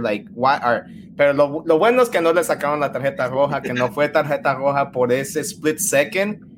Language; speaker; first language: Spanish; early bilingual, heritage; Spanish